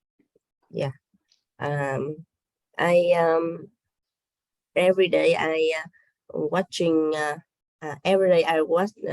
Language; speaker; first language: English; non-native, learner; Vietnamese